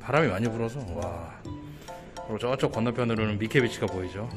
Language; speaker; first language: Korean; native; Korean